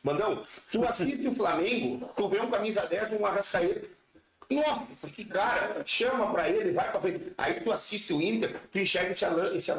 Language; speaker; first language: Portuguese; native; Portuguese